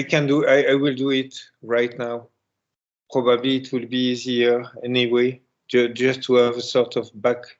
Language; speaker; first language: English; non-native, learner; French